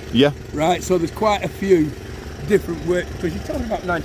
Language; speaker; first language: English; native; English